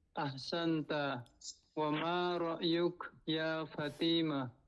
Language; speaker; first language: Arabic; non-native, learner; Indonesian